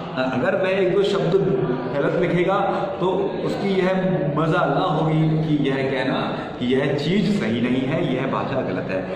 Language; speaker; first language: Hindi; native; Hindi